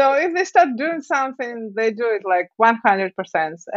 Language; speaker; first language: English; non-native, fluent; Russian